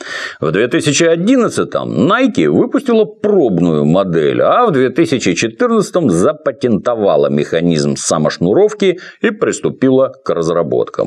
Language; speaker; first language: Russian; native; Russian